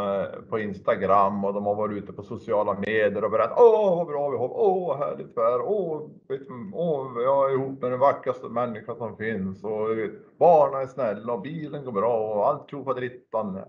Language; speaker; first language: Swedish; native; Swedish